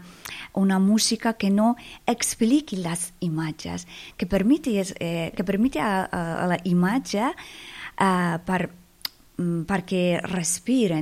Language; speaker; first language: Catalan; non-native, fluent; Persian